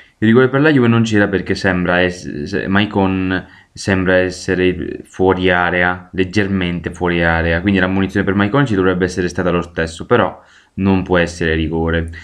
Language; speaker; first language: Italian; native; Italian